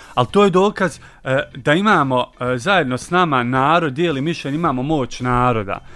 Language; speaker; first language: Bosnian; native; Bosnian